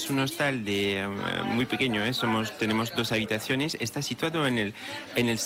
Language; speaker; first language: Spanish; non-native, fluent; French